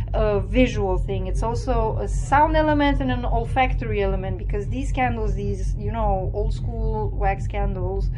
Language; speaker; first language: English; non-native, fluent; Romanian